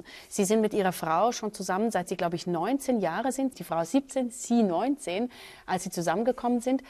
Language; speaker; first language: German; native; German